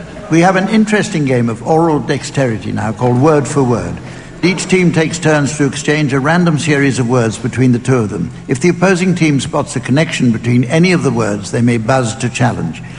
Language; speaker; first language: English; native; English